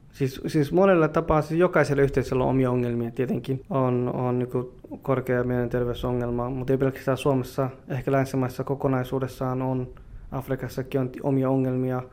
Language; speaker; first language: Finnish; early bilingual, other home language; Somali